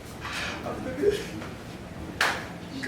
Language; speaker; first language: English; non-native, learner; Indonesian